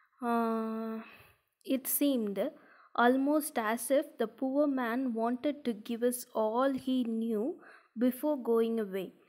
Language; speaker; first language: English; non-native, local second language; Tamil